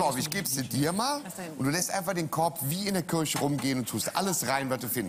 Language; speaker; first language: German; native; German